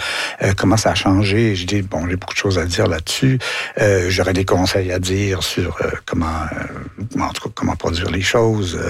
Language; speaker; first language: French; native; French